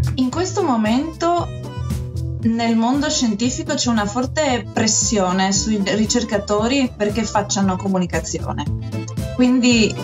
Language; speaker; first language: Italian; native; Italian